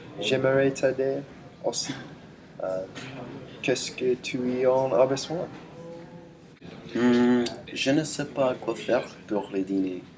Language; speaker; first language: French; non-native, learner; English